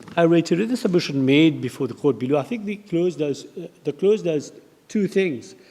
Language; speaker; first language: English; non-native, local second language; Morisyen